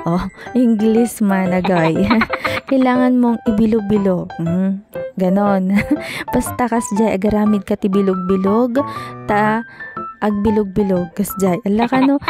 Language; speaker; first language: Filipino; non-native, local second language; Iloko